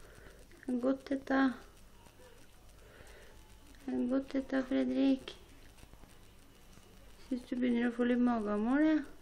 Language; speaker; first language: Norwegian; native; Norwegian